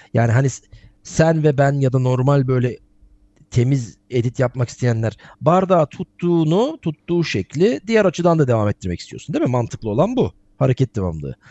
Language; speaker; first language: Turkish; native; Turkish